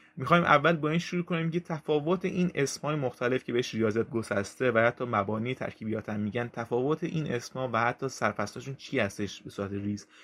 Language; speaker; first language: Persian; native; Persian